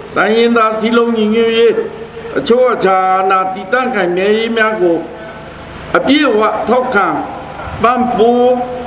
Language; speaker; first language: Burmese; non-native, local second language; Pa'o Karen